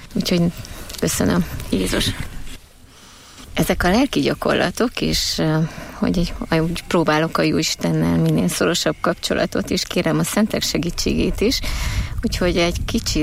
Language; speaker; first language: Hungarian; native; Hungarian